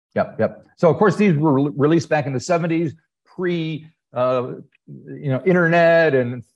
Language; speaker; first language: English; native; English